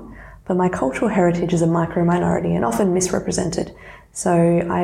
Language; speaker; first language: English; non-native, local second language; Serbian